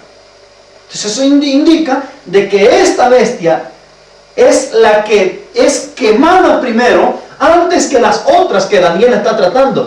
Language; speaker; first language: Spanish; native; Spanish